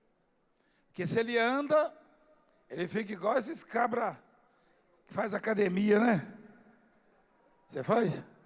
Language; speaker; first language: Portuguese; native; Portuguese